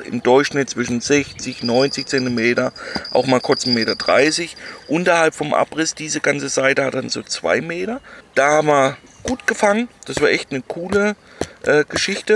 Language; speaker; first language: German; native; German